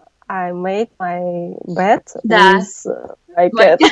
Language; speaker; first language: English; non-native, learner; Russian